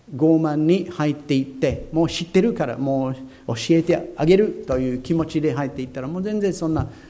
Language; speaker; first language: Japanese; non-native, fluent; English